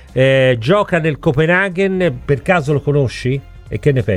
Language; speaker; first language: Italian; native; Italian